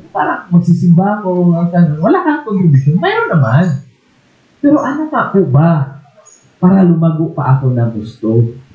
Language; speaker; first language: Filipino; non-native, local second language; Waray